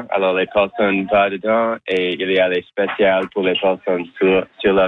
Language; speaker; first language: French; non-native, local second language; English